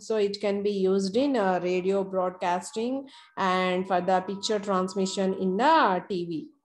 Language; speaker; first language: English; non-native, local second language; Telugu